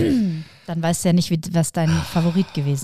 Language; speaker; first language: German; native; German